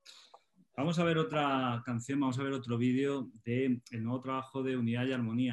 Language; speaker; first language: Spanish; native; Spanish